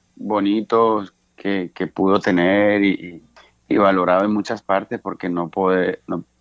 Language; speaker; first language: Spanish; native; Spanish